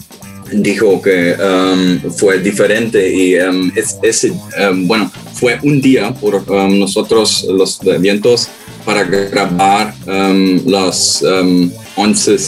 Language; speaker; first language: Spanish; non-native, learner; German